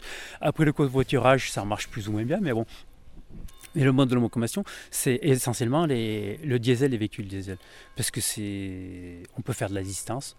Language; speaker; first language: French; native; French